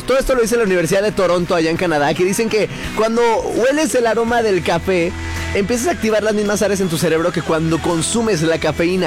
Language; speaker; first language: Spanish; native; Spanish